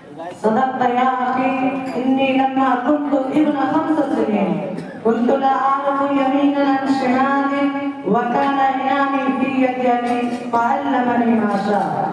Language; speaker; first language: Arabic; non-native, learner; Urdu